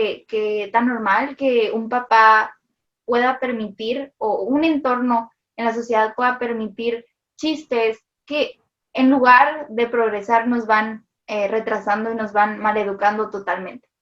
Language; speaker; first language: Spanish; native; Spanish